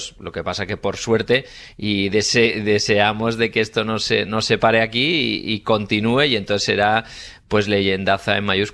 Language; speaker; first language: Spanish; native; Spanish